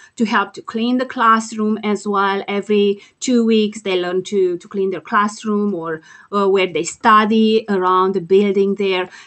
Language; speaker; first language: English; non-native, fluent; Romanian